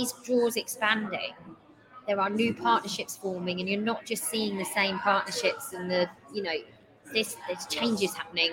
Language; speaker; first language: English; native; English